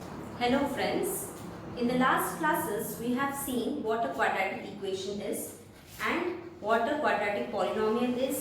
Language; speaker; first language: English; non-native, local second language; Hindi